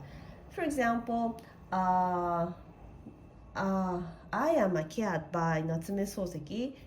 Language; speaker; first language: English; non-native, learner; Japanese